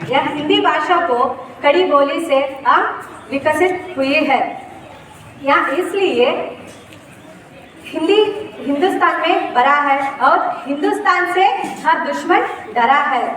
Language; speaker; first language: Hindi; non-native, local second language; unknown